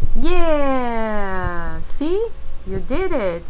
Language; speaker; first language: English; non-native, fluent; Portuguese